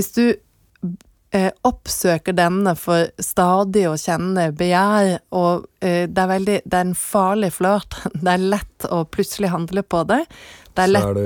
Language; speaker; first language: Norwegian; native; Norwegian